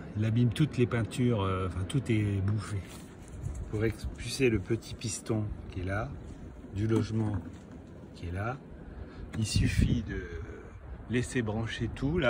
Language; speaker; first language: French; native; French